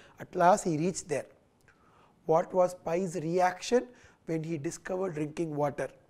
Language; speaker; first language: English; non-native, local second language; Tamil